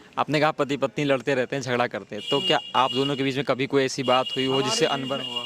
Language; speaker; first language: Hindi; native; Hindi